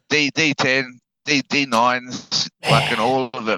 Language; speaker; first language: English; native; English